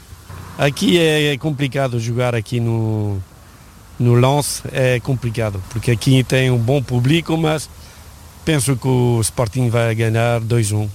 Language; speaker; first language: Portuguese; early bilingual, heritage; Portuguese